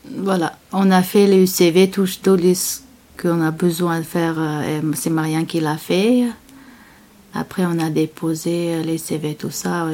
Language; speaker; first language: French; non-native, learner; Chechen